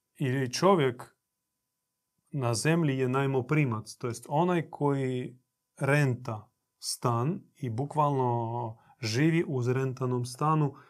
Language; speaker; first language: Croatian; native; Croatian